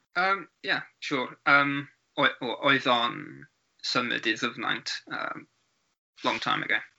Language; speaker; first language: Welsh; non-native, learner; English